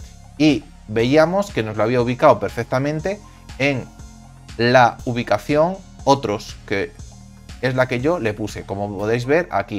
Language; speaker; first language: Spanish; native; Spanish